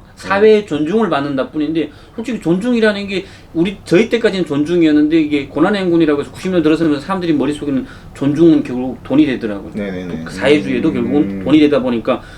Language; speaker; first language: Korean; native; Korean